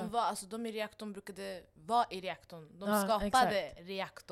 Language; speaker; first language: Swedish; non-native, local second language; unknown